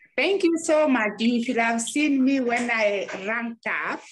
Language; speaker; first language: English; non-native, local second language; Gusii